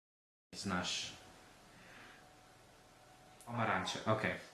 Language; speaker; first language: Polish; non-native, learner; English